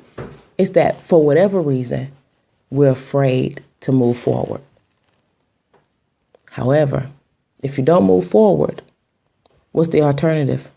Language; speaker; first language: English; native; English